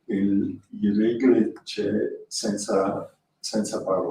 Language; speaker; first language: Italian; non-native, learner; French